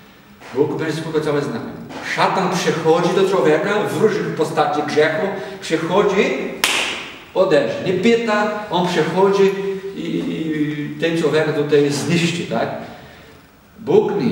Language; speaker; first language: Polish; non-native, learner; Portuguese